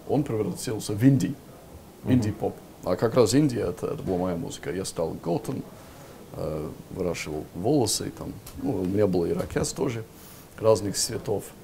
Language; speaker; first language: Russian; non-native, fluent; English